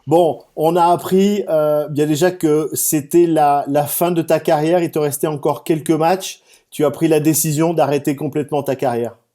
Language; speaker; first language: French; native; French